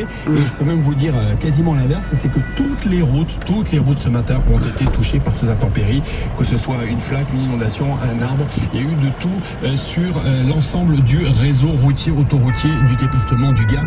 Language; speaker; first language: French; native; French